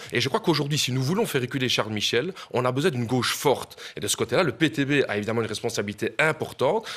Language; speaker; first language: French; native; French